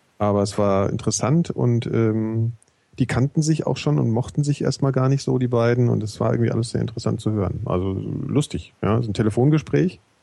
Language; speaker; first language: German; native; German